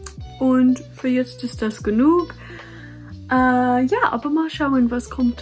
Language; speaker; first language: German; non-native, fluent; English